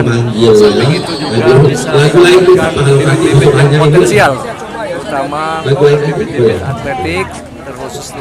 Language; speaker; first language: Indonesian; native; Indonesian